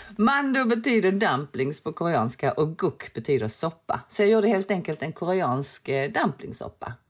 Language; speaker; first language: Swedish; early bilingual, other home language; Korean